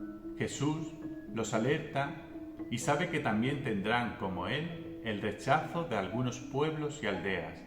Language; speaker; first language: Spanish; native; Spanish